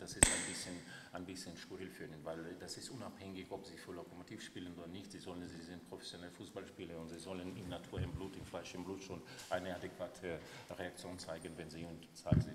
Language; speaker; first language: German; non-native, fluent; Russian